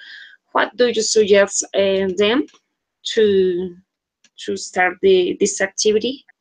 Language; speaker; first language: English; non-native, learner; Spanish